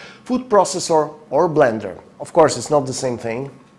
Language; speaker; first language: English; non-native, fluent; Polish